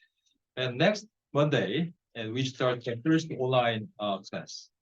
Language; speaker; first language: English; non-native, fluent; Korean